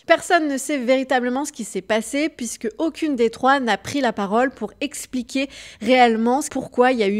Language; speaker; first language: French; native; French